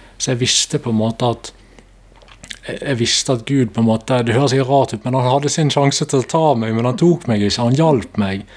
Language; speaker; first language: Norwegian; native; Norwegian